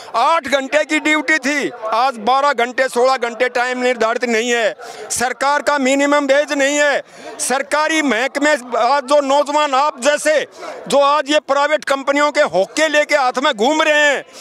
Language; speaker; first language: Hindi; native; Hindi